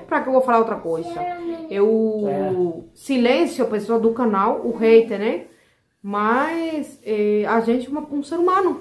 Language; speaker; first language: Portuguese; non-native, fluent; Spanish